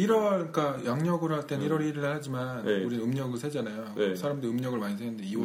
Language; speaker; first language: Korean; native; Korean